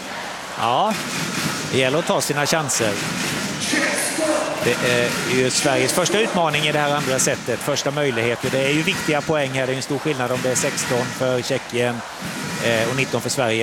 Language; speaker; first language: Swedish; native; Swedish